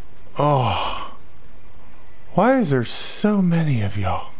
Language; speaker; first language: English; native; English